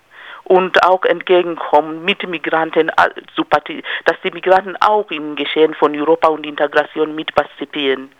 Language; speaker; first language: German; non-native, fluent; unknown